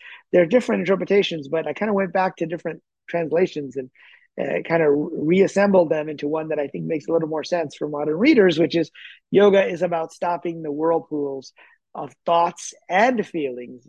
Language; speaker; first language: English; native; English